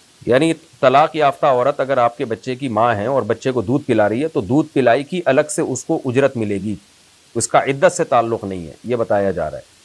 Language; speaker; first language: Urdu; native; Urdu